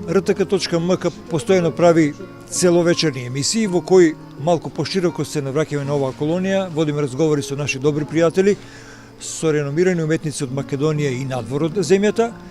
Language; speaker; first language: Macedonian; native; Macedonian